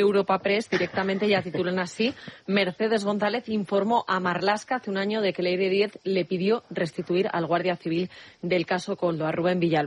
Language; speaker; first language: Spanish; native; Spanish